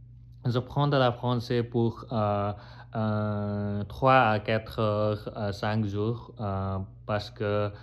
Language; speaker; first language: French; non-native, learner; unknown